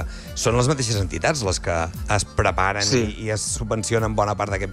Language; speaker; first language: Catalan; native; Catalan